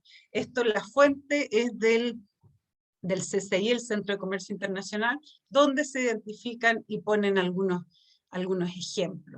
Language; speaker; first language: Spanish; native; Spanish